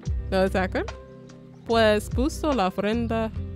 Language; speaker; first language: Spanish; non-native, learner; English